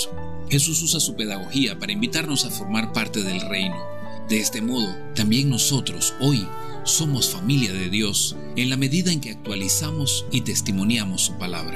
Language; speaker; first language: Spanish; native; Spanish